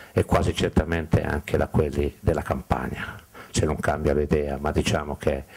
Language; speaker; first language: Italian; native; Italian